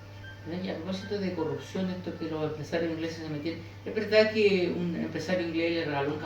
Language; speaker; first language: Spanish; native; Spanish